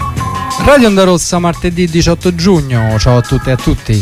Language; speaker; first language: Italian; native; Italian